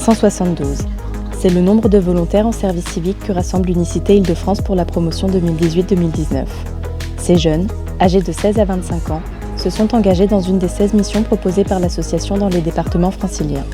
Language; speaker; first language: French; native; French